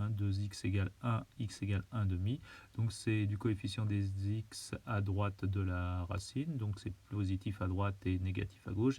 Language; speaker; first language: French; native; French